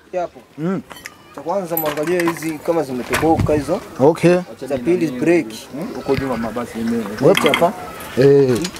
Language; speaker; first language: Swahili; native; Swahili